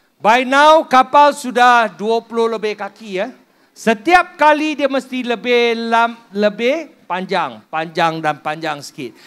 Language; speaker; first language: Malay; non-native, local second language; Min Nan Chinese